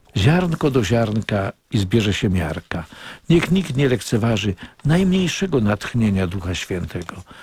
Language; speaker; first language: Polish; native; Polish